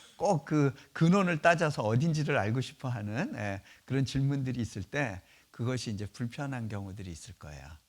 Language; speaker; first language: Korean; native; Korean